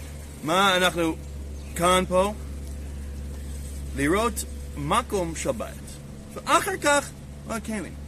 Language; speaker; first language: Hebrew; non-native, learner; English